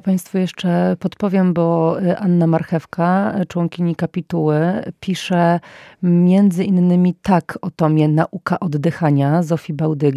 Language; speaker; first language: Polish; native; Polish